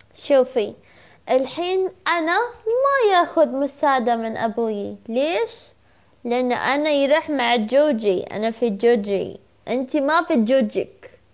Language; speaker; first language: Arabic; non-native, learner; Turkish